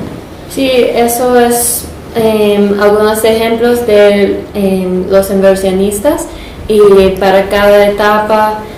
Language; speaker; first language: Spanish; non-native, fluent; English